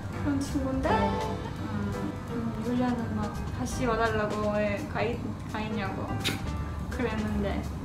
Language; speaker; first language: Korean; non-native, fluent; Romanian